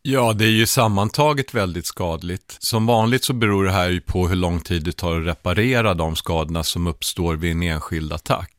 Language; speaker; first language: Swedish; native; Swedish